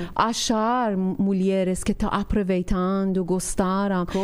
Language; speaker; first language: Portuguese; non-native, learner; Persian